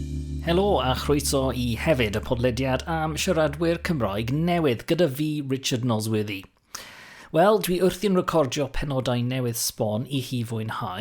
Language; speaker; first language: Welsh; non-native, fluent; English